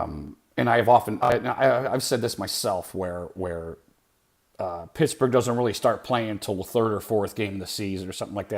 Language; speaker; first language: English; native; English